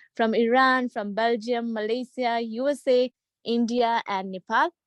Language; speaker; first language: English; non-native, local second language; Nepali